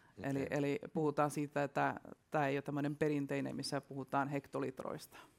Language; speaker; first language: Finnish; non-native, fluent; Russian